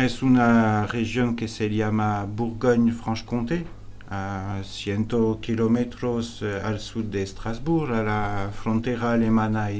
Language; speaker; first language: Spanish; non-native, learner; French